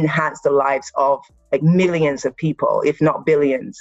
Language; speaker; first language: English; native; English